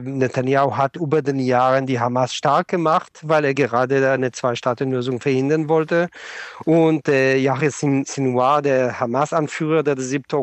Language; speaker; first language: German; non-native, fluent; Hebrew